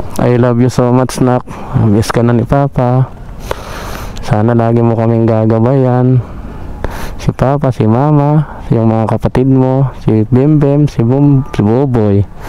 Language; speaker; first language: Filipino; non-native, local second language; Bikol